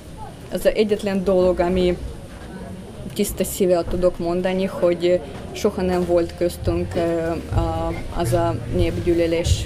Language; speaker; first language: Hungarian; non-native, fluent; Russian